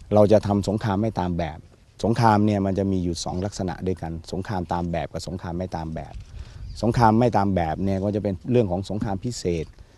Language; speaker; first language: Thai; native; Thai